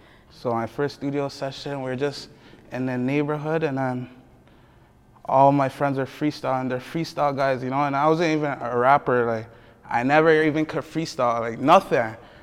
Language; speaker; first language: English; early bilingual, other home language; French